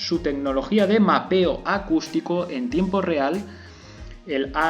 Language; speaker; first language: Spanish; native; Spanish